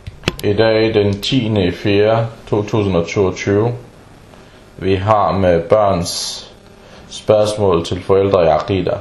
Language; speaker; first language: Danish; non-native, fluent; Arabic